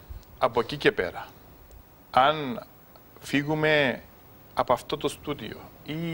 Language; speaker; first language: Greek; native; Greek